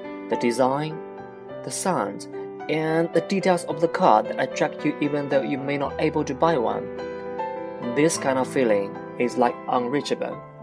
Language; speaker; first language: English; non-native, fluent; Chinese